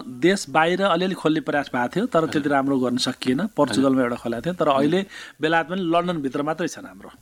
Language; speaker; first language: Nepali; native; Nepali